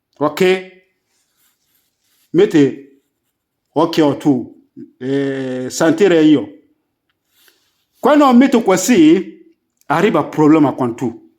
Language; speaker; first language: Italian; non-native, learner; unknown